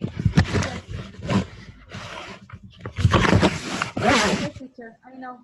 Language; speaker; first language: English; non-native, learner; Spanish